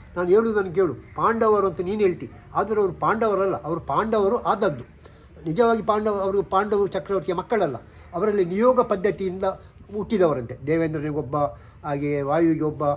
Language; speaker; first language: Kannada; native; Kannada